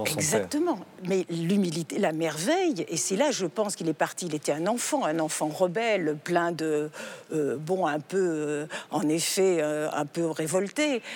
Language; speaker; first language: French; native; French